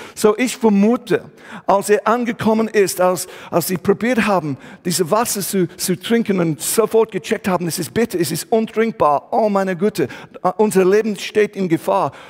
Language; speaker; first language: German; non-native, fluent; English